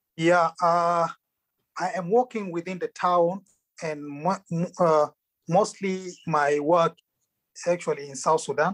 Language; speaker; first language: English; non-native, fluent; Arabic